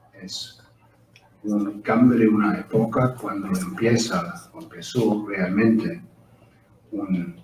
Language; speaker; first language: Spanish; non-native, fluent; German